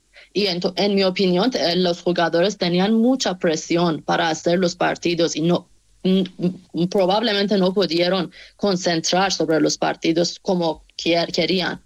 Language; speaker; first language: Spanish; non-native, fluent; Persian